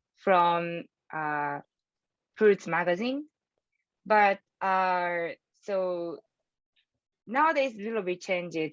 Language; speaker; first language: English; non-native, learner; Japanese